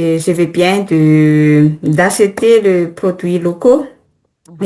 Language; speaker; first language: French; non-native, learner; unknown